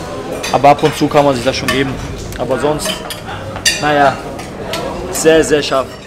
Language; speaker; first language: German; early bilingual, other home language; Albanian